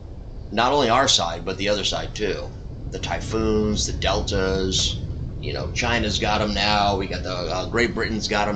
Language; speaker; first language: English; native; English